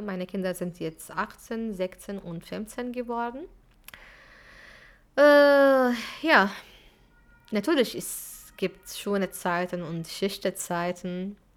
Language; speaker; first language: German; non-native, fluent; Arabic